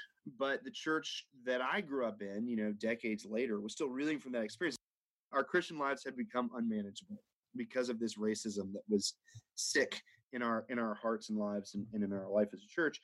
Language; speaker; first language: English; native; English